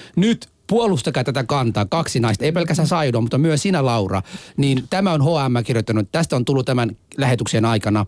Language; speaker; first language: Finnish; early bilingual, other home language; Somali